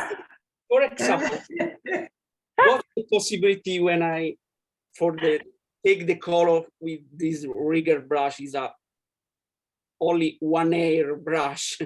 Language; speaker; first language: English; non-native, learner; Italian